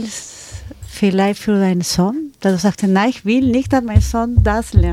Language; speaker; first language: German; non-native, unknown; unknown